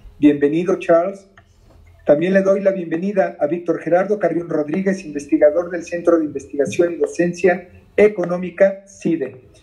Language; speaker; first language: Spanish; native; Spanish